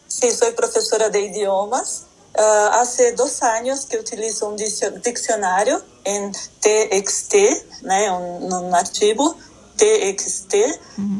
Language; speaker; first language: Portuguese; non-native, learner; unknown